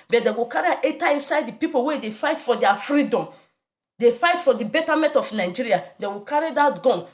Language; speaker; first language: Nigerian Pidgin; non-native, local second language; Igbo